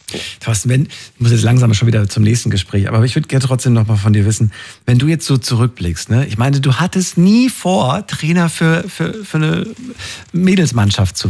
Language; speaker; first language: German; native; German